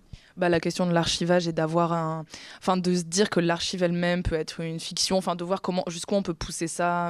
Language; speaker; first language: French; native; French